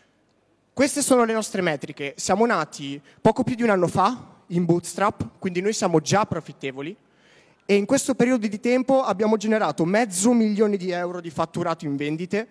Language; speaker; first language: Italian; native; Italian